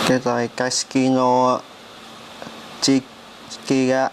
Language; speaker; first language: Japanese; non-native, learner; Vietnamese